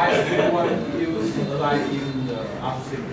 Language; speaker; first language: English; non-native, learner; Vietnamese